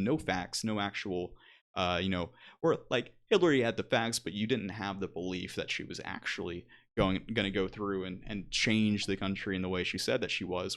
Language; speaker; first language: English; native; English